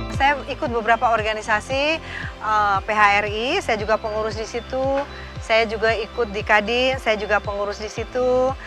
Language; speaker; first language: Indonesian; native; Indonesian